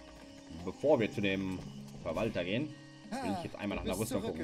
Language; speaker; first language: German; native; German